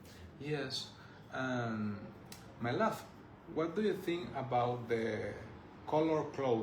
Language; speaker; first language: English; non-native, learner; Spanish